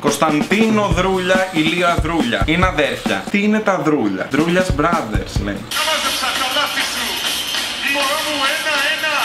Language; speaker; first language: Greek; native; Greek